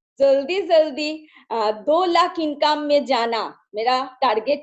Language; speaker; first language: Hindi; non-native, local second language; Bangla